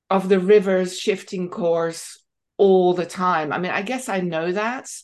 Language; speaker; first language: English; non-native, fluent; Dutch